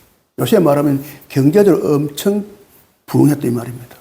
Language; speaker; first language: Korean; native; Korean